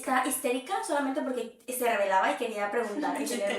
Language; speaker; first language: Spanish; native; Spanish